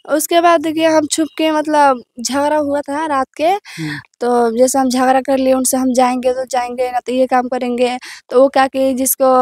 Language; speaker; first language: Hindi; native; Hindi